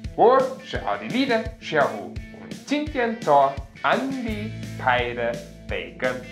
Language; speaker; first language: Chinese; non-native, fluent; German